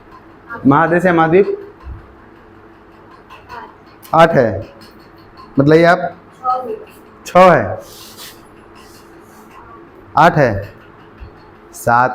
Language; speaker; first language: Hindi; native; Hindi